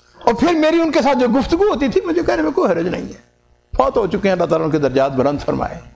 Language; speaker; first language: Urdu; non-native, local second language; Punjabi